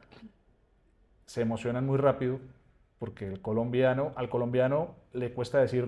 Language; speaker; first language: Spanish; native; Spanish